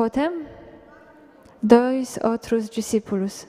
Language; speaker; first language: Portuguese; non-native, fluent; Polish